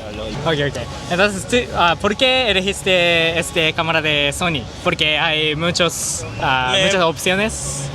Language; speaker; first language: Spanish; non-native, learner; Japanese